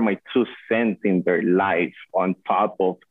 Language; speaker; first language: English; non-native, fluent; Spanish